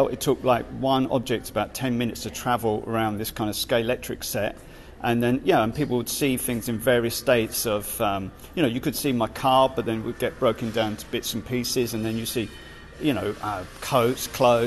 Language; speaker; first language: English; native; English